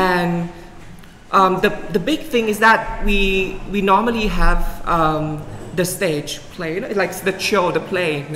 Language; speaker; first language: English; non-native, fluent; Thai